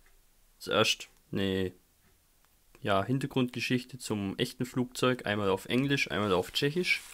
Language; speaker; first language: German; native; German